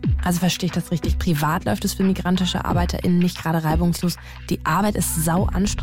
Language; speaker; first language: German; native; German